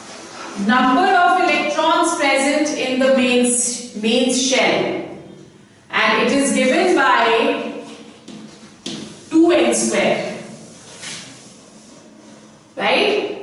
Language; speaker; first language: English; non-native, local second language; Hindi